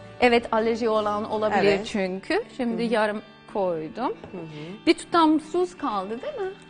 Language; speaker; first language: Turkish; non-native, fluent; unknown